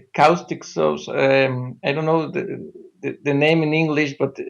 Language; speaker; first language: English; non-native, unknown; Spanish